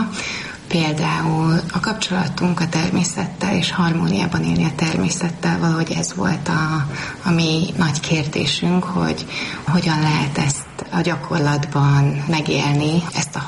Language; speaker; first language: Hungarian; native; Hungarian